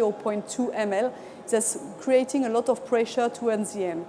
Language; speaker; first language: English; non-native, fluent; French